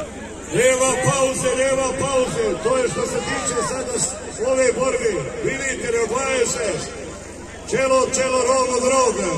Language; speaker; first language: Bosnian; native; Bosnian